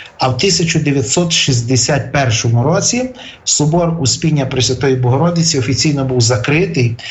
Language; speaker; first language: Ukrainian; native; Ukrainian